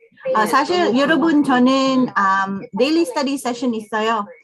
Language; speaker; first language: Korean; non-native, learner; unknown